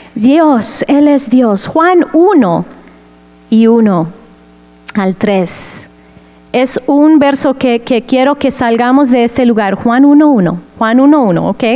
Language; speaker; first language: Spanish; non-native, fluent; English